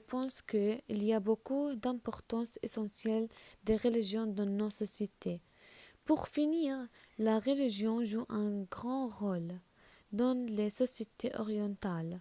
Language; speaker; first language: French; non-native, learner; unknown